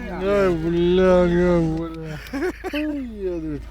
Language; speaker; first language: Russian; non-native, local second language; Yakut